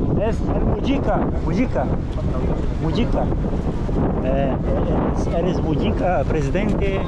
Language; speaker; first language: Spanish; non-native, learner; Portuguese